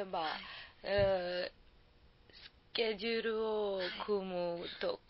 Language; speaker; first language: Japanese; non-native, learner; Serbian